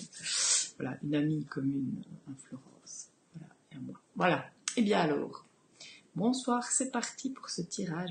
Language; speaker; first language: French; native; French